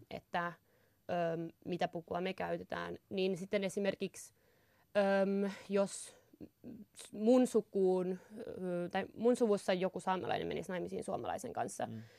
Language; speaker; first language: Finnish; native; Finnish